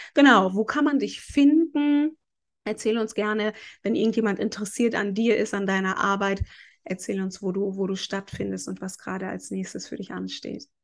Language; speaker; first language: German; native; German